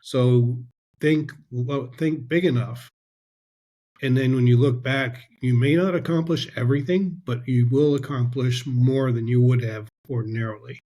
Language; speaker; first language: English; native; English